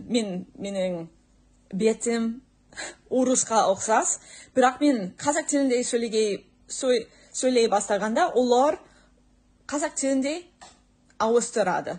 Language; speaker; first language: Kazakh; non-native, learner; English